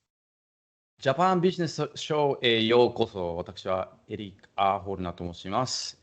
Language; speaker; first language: Japanese; non-native, fluent; German